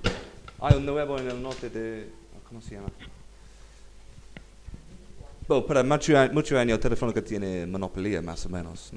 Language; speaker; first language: Spanish; non-native, learner; English